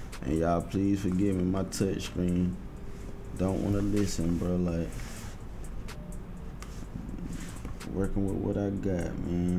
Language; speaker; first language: English; native; English